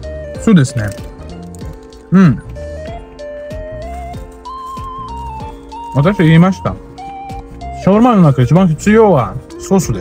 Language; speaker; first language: Japanese; non-native, learner; Russian